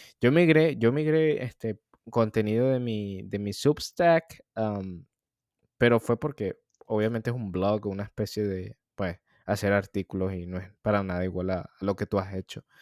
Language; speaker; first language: Spanish; native; Spanish